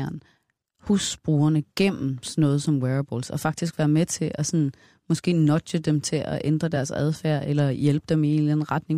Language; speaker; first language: Danish; native; Danish